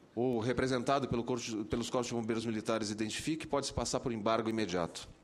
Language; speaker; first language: Portuguese; native; Portuguese